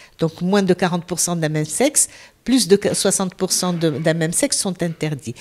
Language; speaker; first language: French; non-native, local second language; Arabic